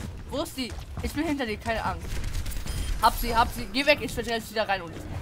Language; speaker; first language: German; native; German